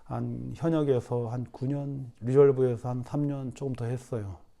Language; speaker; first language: Korean; native; Korean